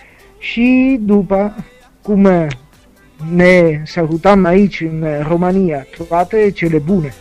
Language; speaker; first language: Romanian; non-native, fluent; Italian